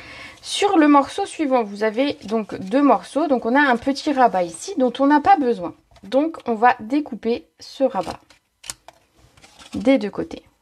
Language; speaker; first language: French; native; French